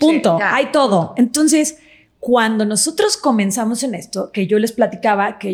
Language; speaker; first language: Spanish; native; Spanish